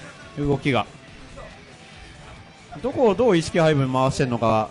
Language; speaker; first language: Japanese; native; Japanese